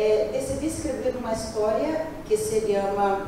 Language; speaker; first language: Spanish; non-native, learner; Portuguese